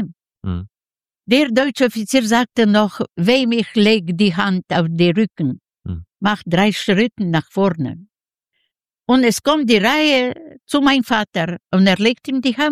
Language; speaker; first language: German; non-native, local second language; Ukrainian